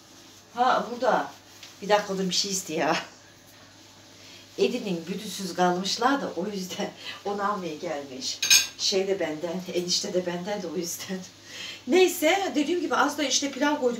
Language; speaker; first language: Turkish; native; Turkish